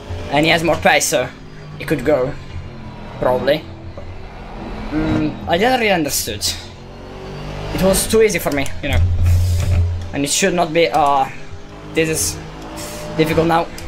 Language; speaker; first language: English; non-native, fluent; Italian